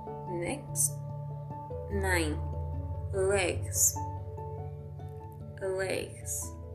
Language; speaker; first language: English; non-native, fluent; Spanish